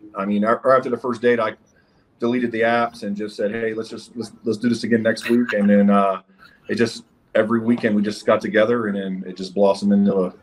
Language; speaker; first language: English; native; English